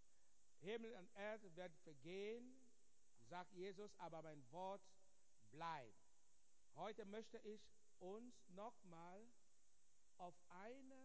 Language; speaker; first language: German; non-native, fluent; Igbo